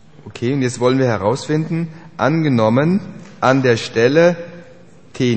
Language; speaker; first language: German; native; German